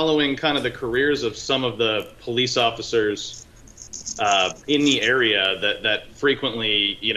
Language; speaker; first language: English; native; English